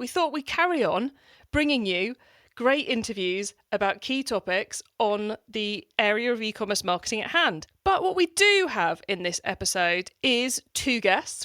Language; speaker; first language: English; native; English